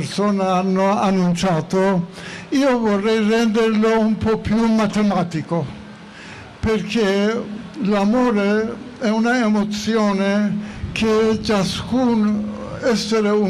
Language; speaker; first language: Italian; non-native, fluent; Persian